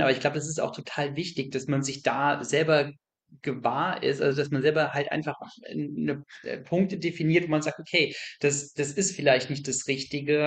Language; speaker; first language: German; native; German